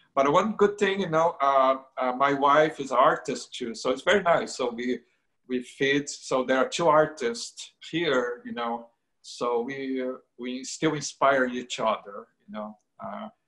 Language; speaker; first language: English; non-native, fluent; Portuguese